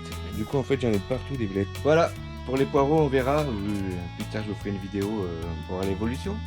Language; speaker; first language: French; native; French